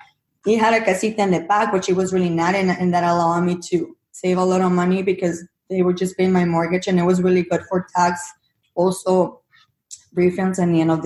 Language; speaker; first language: English; non-native, fluent; Spanish